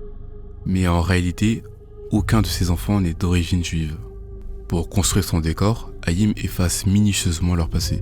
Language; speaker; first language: French; native; French